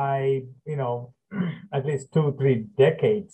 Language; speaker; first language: English; non-native, local second language; Telugu